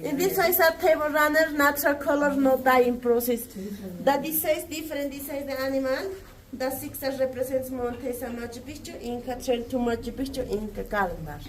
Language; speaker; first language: English; non-native, learner; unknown